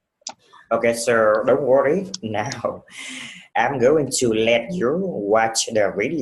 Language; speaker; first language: English; non-native, fluent; Vietnamese